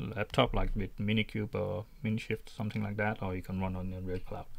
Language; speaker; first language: English; non-native, fluent; Danish